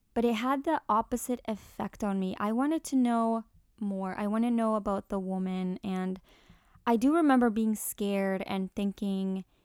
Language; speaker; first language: English; early bilingual, other home language; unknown